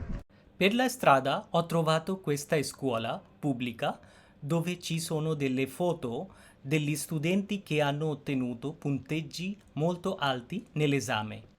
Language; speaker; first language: Italian; non-native, fluent; Bangla